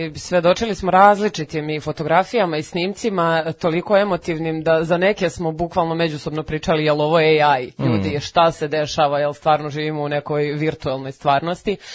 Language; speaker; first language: Serbian; native; Serbian